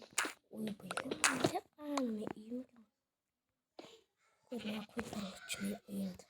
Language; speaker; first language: Russian; non-native, local second language; Kazakh